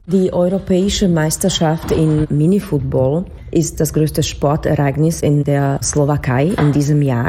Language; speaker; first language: German; non-native, fluent; Slovak